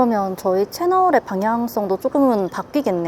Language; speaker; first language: Korean; native; Korean